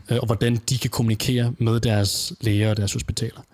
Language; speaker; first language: Danish; native; Danish